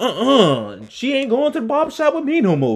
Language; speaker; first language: English; native; English